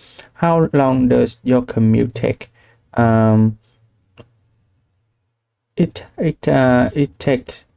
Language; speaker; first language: English; non-native, learner; Vietnamese